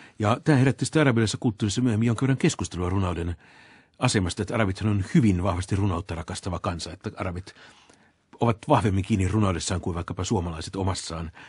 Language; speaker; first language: Finnish; native; Finnish